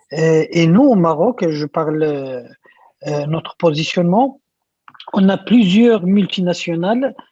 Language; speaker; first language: French; non-native, local second language; Arabic